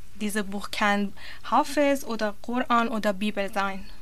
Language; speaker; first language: German; non-native, learner; Persian